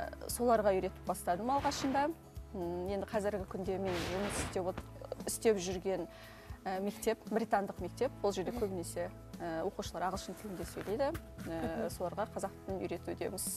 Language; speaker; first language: Kazakh; non-native, local second language; Uzbek